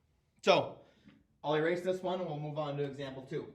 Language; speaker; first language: English; native; English